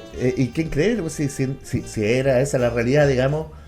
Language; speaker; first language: Spanish; native; Spanish